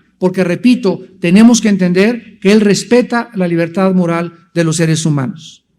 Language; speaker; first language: Spanish; native; Spanish